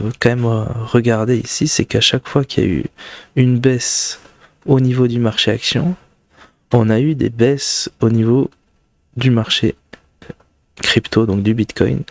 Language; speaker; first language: French; native; French